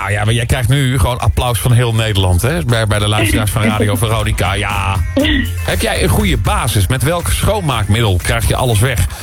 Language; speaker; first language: Dutch; native; Dutch